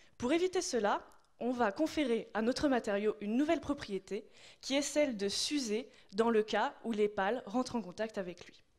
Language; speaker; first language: French; native; French